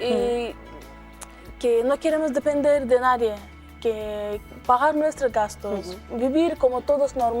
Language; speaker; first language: Spanish; non-native, learner; Azerbaijani